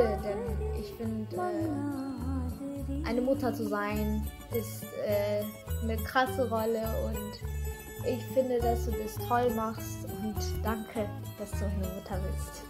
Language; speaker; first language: German; early bilingual, other home language; Sinhala